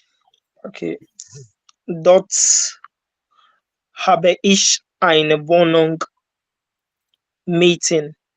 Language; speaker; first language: German; non-native, learner; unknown